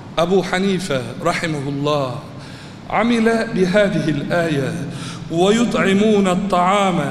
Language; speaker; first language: Arabic; non-native, fluent; Turkish